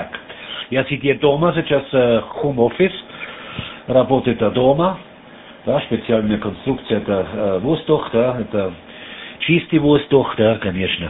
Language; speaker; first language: Russian; non-native, learner; German